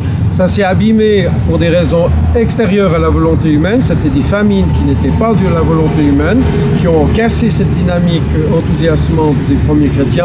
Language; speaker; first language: French; native; French